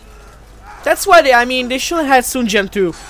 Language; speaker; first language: English; non-native, fluent; Italian